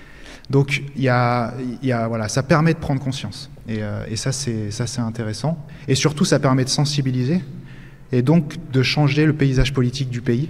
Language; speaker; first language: French; native; French